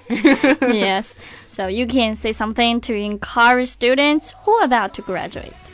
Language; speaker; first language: English; non-native, fluent; Chinese